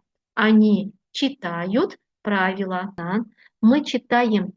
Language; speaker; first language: Russian; non-native, fluent; Uzbek